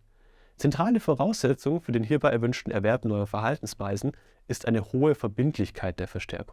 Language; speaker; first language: German; native; German